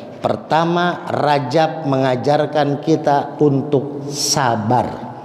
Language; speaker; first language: Indonesian; native; Indonesian